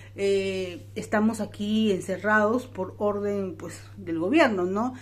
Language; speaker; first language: Spanish; native; Spanish